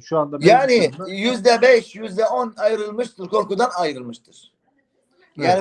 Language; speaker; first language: Turkish; non-native, fluent; Arabic